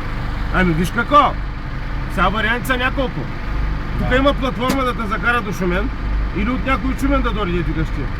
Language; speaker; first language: Bulgarian; native; Bulgarian